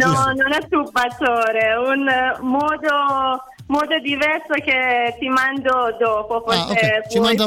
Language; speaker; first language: Italian; non-native, learner; Persian